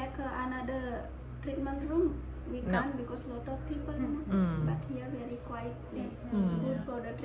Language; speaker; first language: English; non-native, learner; Indonesian